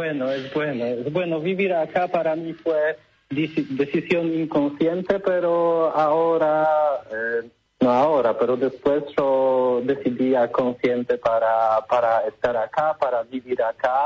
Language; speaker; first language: Spanish; non-native, learner; Polish